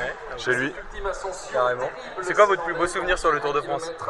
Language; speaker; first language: French; native; French